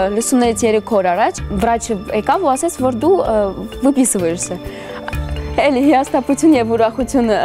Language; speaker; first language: Armenian; early bilingual, heritage; Armenian